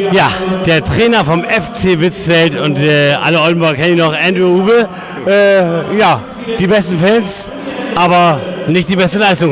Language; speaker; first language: German; native; German